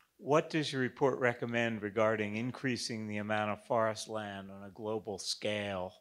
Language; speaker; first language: English; native; English